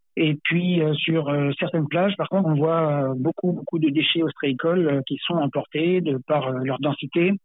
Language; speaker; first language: French; native; French